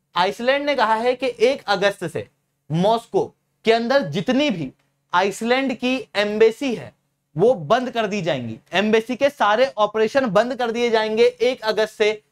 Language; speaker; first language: Hindi; native; Hindi